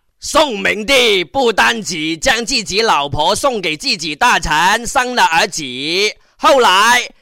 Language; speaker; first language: Chinese; non-native, local second language; Cantonese